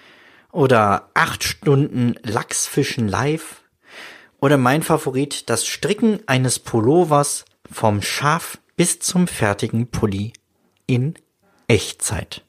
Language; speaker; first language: German; native; German